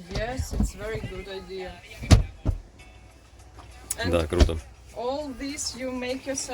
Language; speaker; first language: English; non-native, learner; Ukrainian